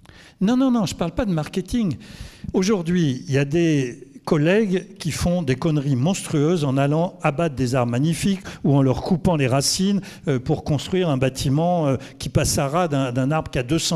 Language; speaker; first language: French; native; French